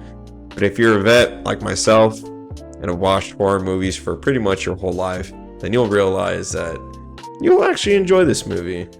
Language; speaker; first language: English; native; English